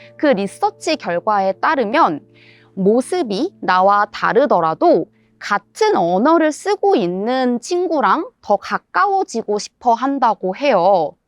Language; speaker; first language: Korean; native; Korean